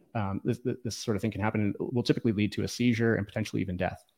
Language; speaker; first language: English; native; English